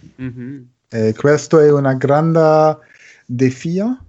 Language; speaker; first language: Italian; non-native, learner; German